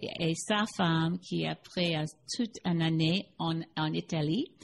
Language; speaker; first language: French; non-native, learner; English